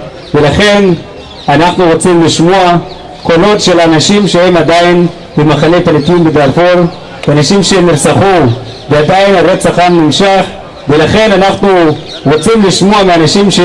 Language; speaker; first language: Hebrew; non-native, fluent; Arabic